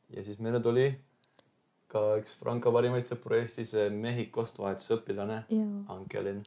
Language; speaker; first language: Estonian; native; Estonian